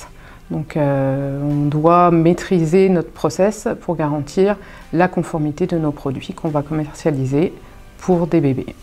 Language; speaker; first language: French; native; French